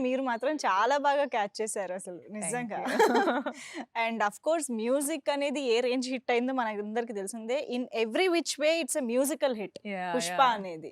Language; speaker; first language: Telugu; native; Telugu